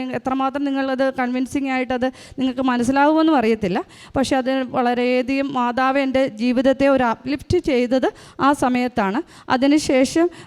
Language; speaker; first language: Malayalam; native; Malayalam